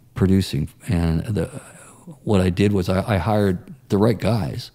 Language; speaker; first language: English; native; English